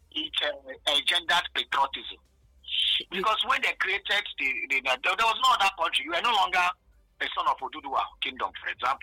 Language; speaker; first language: English; non-native, local second language; Igbo